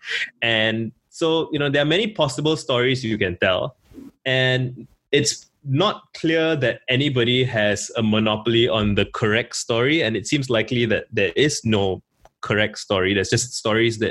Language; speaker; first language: English; native; English